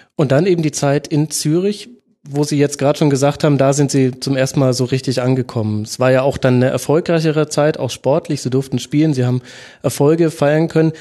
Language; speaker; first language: German; native; German